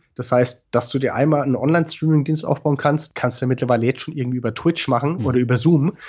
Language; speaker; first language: German; native; German